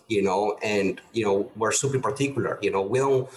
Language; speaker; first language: English; non-native, fluent; Spanish